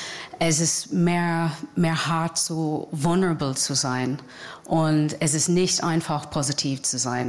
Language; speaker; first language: German; non-native, learner; English